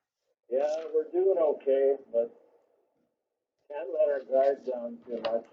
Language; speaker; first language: English; native; English